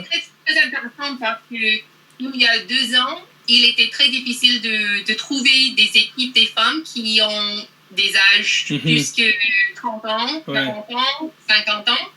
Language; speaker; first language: French; non-native, learner; English